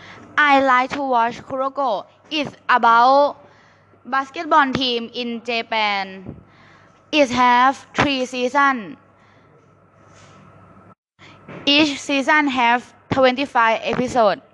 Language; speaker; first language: English; non-native, learner; Thai